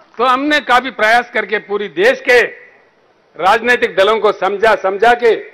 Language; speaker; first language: Hindi; non-native, local second language; Telugu